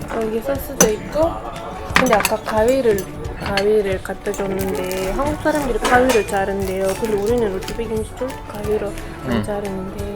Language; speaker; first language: Korean; non-native, fluent; Uzbek